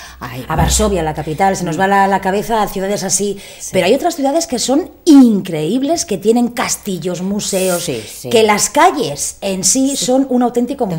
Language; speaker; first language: Spanish; native; Spanish